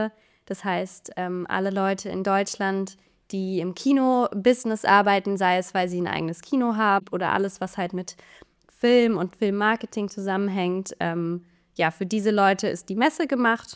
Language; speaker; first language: German; native; German